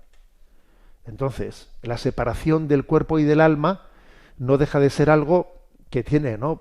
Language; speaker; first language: Spanish; native; Spanish